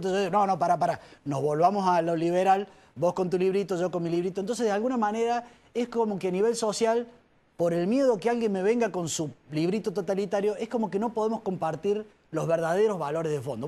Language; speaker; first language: Spanish; native; Spanish